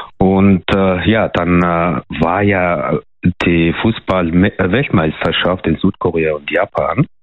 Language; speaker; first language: German; non-native, fluent; Mongolian